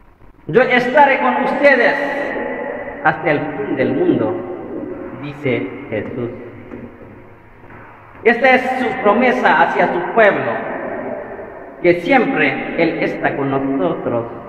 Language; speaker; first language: Spanish; non-native, fluent; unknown